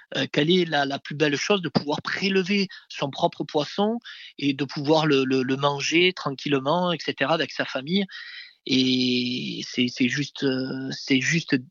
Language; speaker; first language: French; native; French